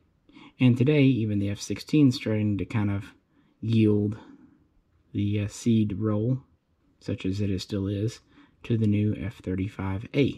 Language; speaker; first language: English; native; English